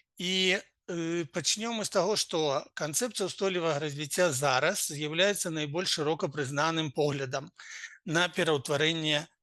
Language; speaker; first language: Belarusian; non-native, local second language; Russian